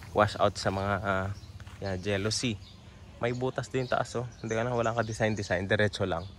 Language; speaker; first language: Filipino; non-native, local second language; Hiligaynon